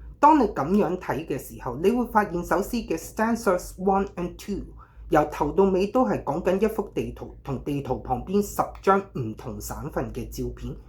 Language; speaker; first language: Cantonese; native; Cantonese